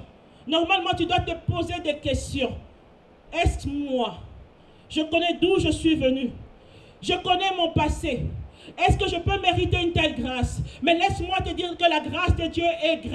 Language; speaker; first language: French; non-native, local second language; Lingala